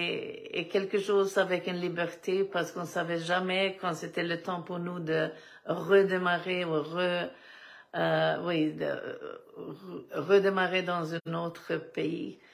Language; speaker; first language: French; non-native, fluent; Swedish